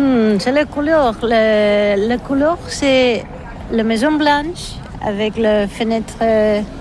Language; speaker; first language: French; non-native, learner; Catalan